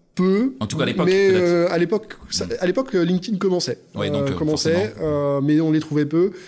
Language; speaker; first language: French; native; French